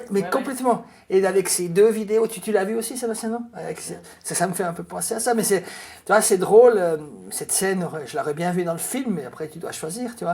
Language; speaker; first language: French; native; French